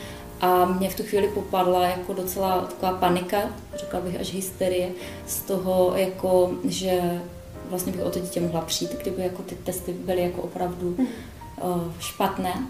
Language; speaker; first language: Czech; native; Czech